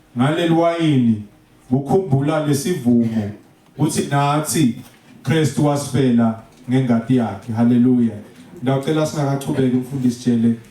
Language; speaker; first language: Zulu; non-native, local second language; Swati